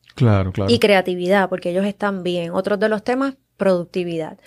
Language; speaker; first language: Spanish; native; Spanish